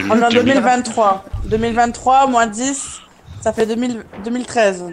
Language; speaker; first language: French; native; French